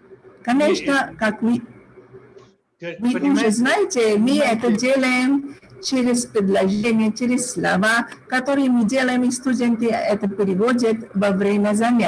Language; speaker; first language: Russian; non-native, fluent; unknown